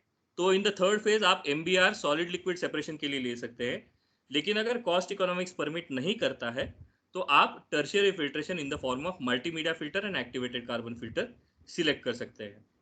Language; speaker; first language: Hindi; non-native, local second language; Marathi